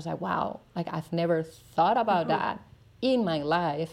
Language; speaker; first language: English; non-native, fluent; Spanish